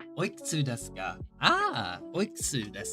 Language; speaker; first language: Japanese; non-native, learner; English